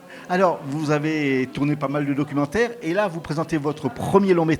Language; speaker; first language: French; native; French